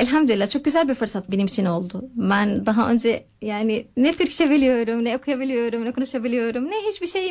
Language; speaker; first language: Turkish; non-native, learner; Arabic